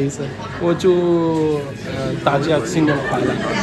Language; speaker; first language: Chinese; non-native, learner; Urdu